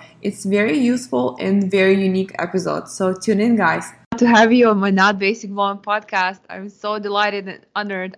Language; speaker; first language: English; non-native, fluent; Russian